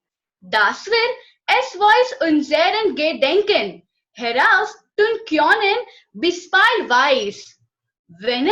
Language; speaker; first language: German; non-native, learner; Gujarati